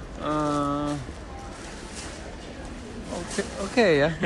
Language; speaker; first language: English; non-native, learner; Swedish